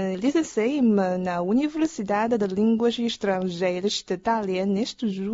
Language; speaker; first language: Portuguese; non-native, learner; Chinese